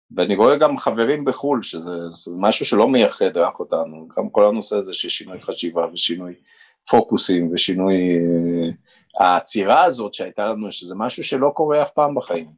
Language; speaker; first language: Hebrew; early bilingual, other home language; Romanian